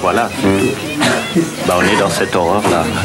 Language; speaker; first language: French; native; French